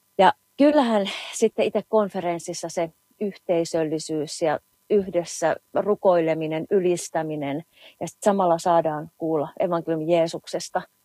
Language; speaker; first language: Finnish; native; Finnish